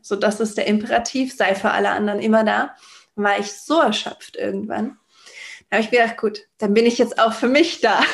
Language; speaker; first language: German; native; German